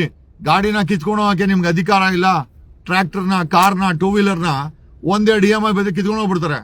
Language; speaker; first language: Kannada; native; Kannada